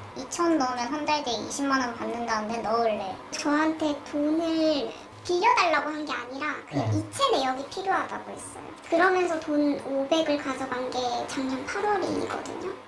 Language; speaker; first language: Korean; native; Korean